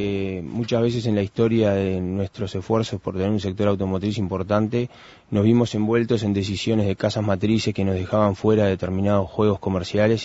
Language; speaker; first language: Spanish; native; Spanish